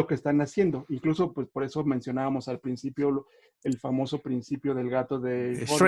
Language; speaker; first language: Spanish; native; Spanish